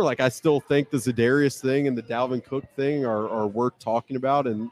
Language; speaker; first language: English; native; English